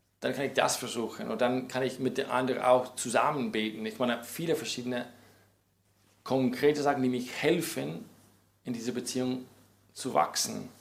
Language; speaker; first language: German; non-native, fluent; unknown